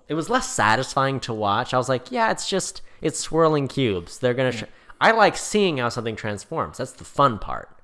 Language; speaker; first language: English; native; English